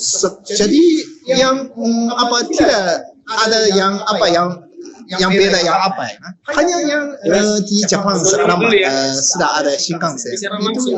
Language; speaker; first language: Indonesian; non-native, learner; Japanese